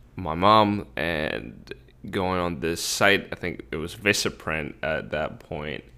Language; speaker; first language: English; early bilingual, other home language; Spanish